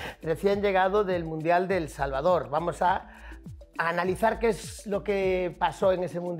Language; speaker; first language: Spanish; native; Spanish